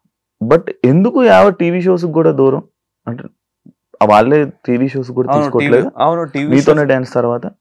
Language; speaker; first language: Telugu; native; Telugu